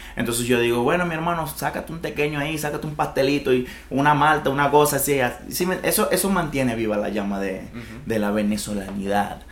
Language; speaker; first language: Spanish; native; Spanish